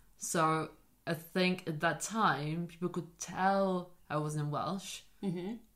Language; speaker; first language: English; non-native, fluent; Polish